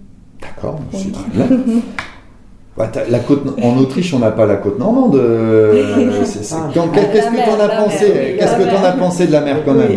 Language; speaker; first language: French; native; French